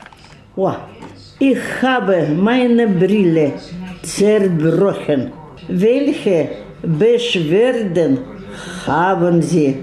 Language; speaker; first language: German; non-native, learner; Russian